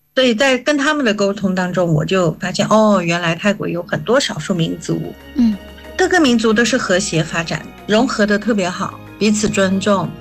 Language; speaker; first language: Chinese; native; Chinese